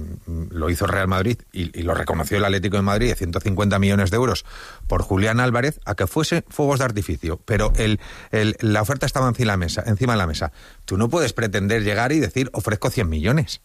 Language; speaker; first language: Spanish; native; Spanish